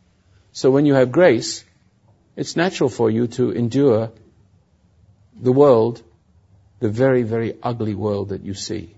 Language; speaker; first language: English; native; English